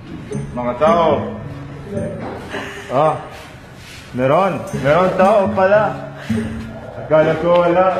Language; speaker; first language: Filipino; non-native, learner; Arabic